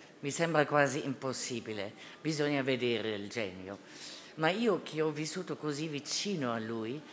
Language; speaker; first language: Italian; non-native, fluent; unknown